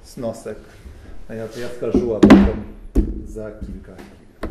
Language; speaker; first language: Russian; non-native, learner; Polish